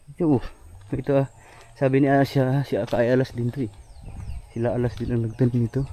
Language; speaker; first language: Filipino; non-native, local second language; Cebuano